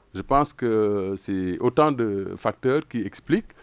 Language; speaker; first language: French; non-native, local second language; Wolof